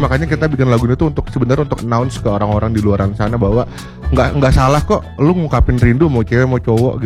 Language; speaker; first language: Indonesian; native; Indonesian